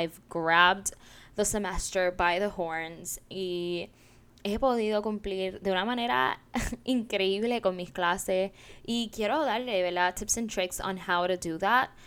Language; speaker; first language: Spanish; early bilingual, heritage; Spanish